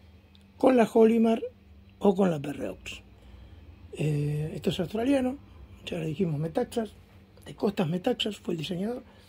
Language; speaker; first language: Spanish; native; Spanish